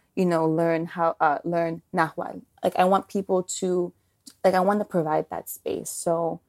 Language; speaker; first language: English; native; English